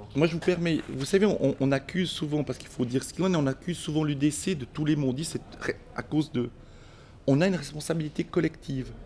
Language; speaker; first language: French; early bilingual, other home language; Spanish